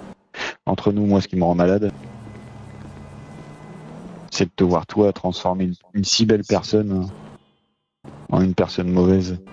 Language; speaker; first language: French; native; French